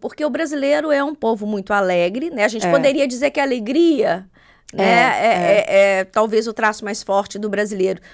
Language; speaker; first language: Portuguese; native; Portuguese